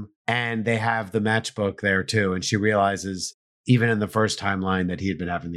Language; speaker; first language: English; native; English